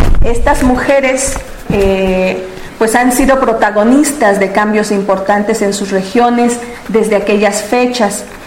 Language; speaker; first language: Spanish; native; Spanish